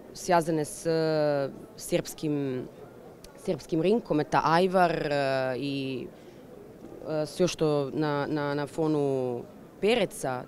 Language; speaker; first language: Russian; non-native, fluent; Serbian